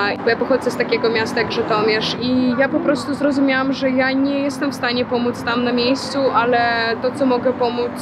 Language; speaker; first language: Polish; early bilingual, heritage; Polish